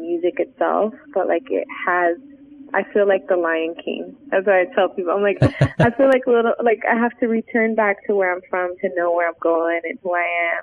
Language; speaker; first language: English; native; English